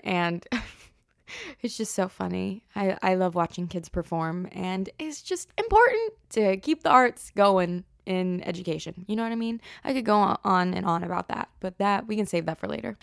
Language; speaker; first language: English; native; English